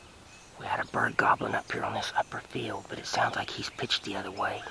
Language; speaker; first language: English; native; English